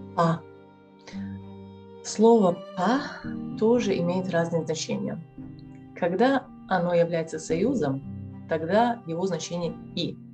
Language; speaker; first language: Russian; non-native, fluent; Serbian